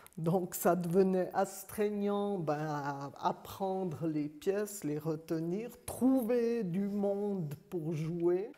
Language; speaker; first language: French; native; French